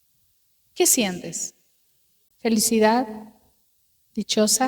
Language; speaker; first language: Spanish; native; Spanish